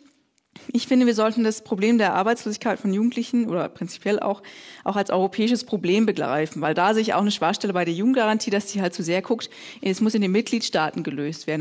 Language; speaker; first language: German; native; German